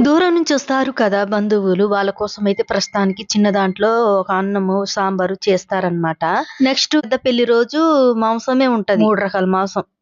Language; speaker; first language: Telugu; non-native, local second language; Koya